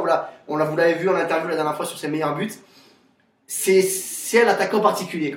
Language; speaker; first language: French; native; French